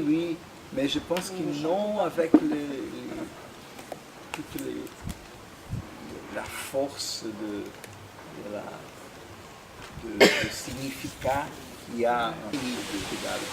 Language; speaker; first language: French; non-native, fluent; Portuguese